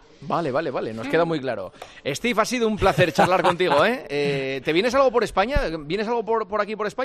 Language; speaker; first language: Spanish; native; Spanish